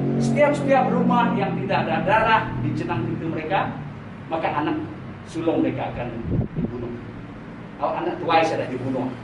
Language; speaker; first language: Malay; non-native, local second language; Iban